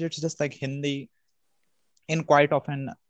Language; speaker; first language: English; non-native, local second language; Hindi